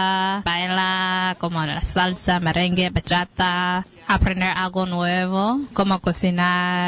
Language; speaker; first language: Spanish; non-native, learner; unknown